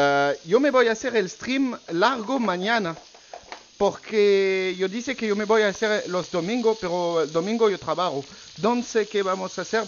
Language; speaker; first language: Spanish; non-native, learner; French